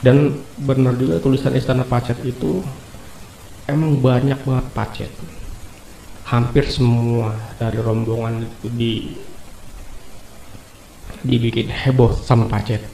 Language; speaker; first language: Malay; native; Malay